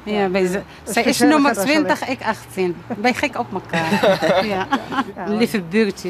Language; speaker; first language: Dutch; non-native, learner; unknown